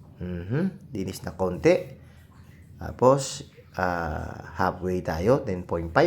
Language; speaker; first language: Filipino; native; Filipino